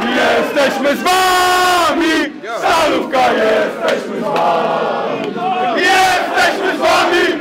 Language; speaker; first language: Polish; non-native, fluent; Croatian